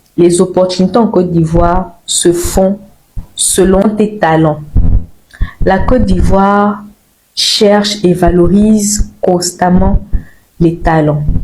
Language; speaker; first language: French; native; French